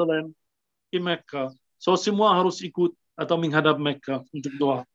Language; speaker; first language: Indonesian; non-native, fluent; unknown